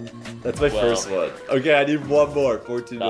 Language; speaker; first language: English; native; English